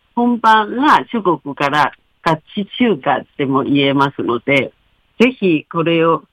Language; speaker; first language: Japanese; non-native, fluent; Chinese